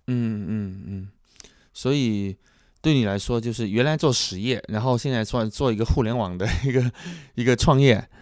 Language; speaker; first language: Chinese; native; Chinese